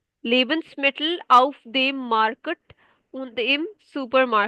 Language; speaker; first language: German; non-native, fluent; Urdu